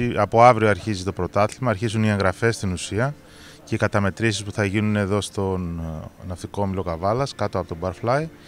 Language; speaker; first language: Greek; native; Greek